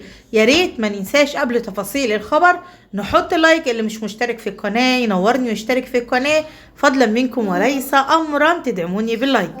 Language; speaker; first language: Arabic; native; Arabic